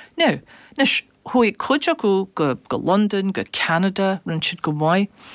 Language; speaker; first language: Irish; non-native, fluent; English